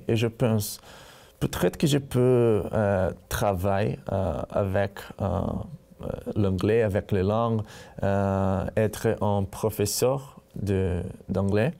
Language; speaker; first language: French; non-native, learner; Portuguese